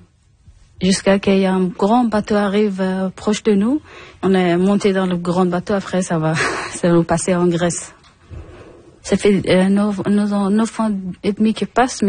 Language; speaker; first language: French; non-native, learner; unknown